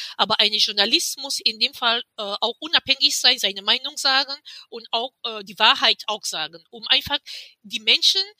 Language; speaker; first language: German; non-native, fluent; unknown